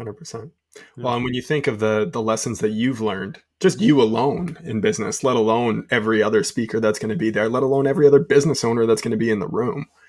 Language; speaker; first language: English; native; English